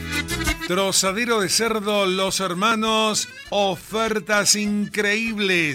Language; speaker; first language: Spanish; native; Spanish